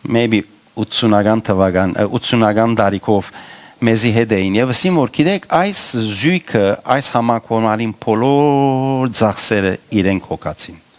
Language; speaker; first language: Armenian; early bilingual, heritage; Armenian